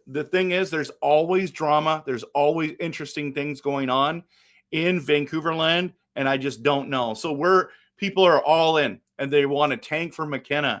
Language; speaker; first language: English; native; English